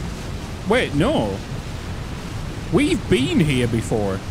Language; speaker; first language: English; native; English